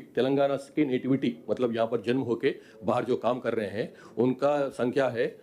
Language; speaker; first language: Hindi; non-native, local second language; Telugu